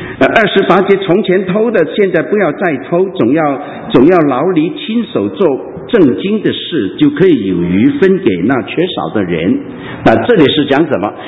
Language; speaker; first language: Chinese; non-native, local second language; Cantonese